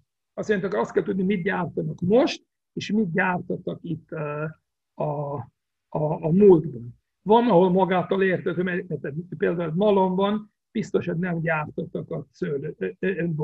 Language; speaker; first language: Hungarian; non-native, fluent; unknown